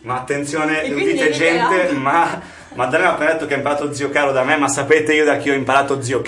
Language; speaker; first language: Italian; native; Italian